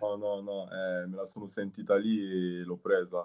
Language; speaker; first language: Italian; non-native, fluent; French